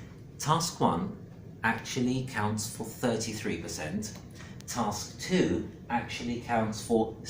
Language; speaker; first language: English; non-native, fluent; Greek